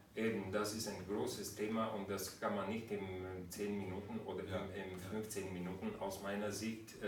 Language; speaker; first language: German; non-native, fluent; Romanian